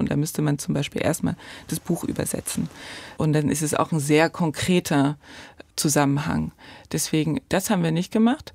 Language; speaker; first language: German; native; German